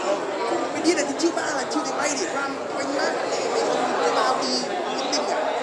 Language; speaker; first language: Vietnamese; native; Vietnamese